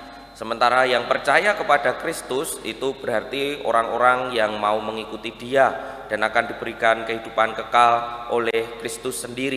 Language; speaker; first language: Indonesian; non-native, local second language; Javanese